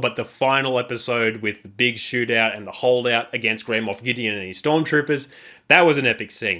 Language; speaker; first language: English; native; English